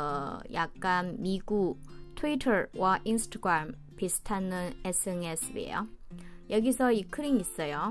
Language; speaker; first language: Korean; non-native, fluent; Chinese